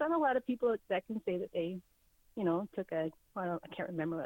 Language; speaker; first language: English; native; English